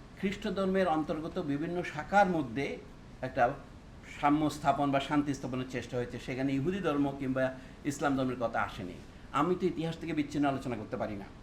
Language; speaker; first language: Bangla; non-native, local second language; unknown